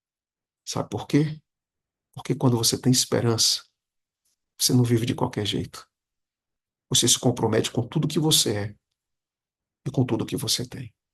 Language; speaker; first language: Portuguese; native; Portuguese